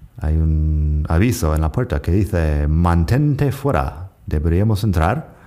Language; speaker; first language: Spanish; non-native, fluent; English